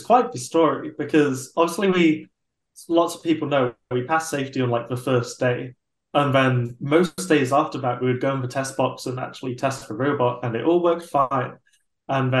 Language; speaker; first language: English; native; English